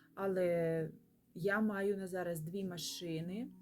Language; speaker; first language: Ukrainian; non-native, local second language; Russian